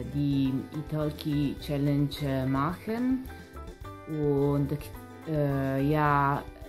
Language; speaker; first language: German; non-native, learner; Italian